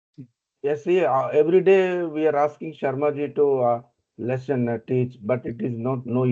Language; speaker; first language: English; non-native, learner; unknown